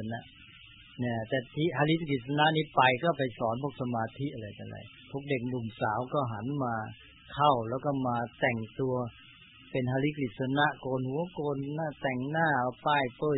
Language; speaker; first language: Thai; native; Thai